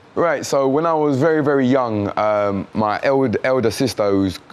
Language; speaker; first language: English; native; English